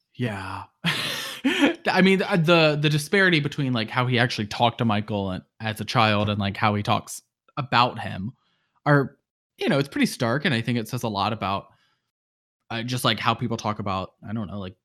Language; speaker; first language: English; native; English